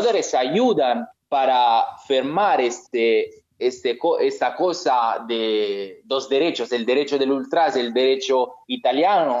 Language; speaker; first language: Spanish; non-native, learner; Italian